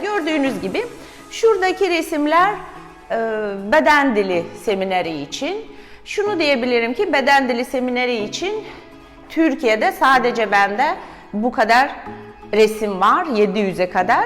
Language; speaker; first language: Turkish; non-native, fluent; Russian